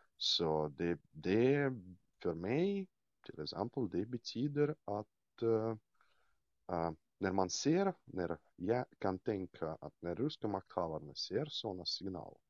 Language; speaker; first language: Swedish; non-native, fluent; Russian